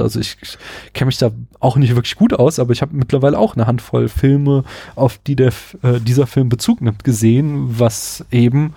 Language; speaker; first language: German; native; German